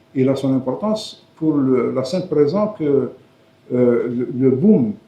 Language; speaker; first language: French; non-native, local second language; Arabic